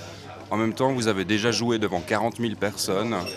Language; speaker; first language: French; native; French